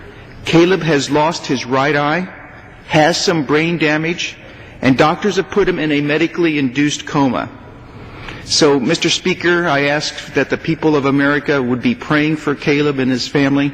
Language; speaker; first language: English; native; English